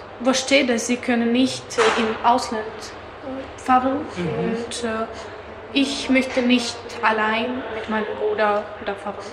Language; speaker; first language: German; non-native, learner; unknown